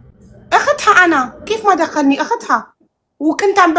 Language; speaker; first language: Arabic; non-native, fluent; Amharic